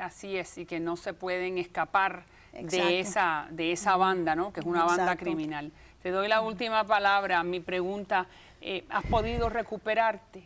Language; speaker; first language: Spanish; native; Spanish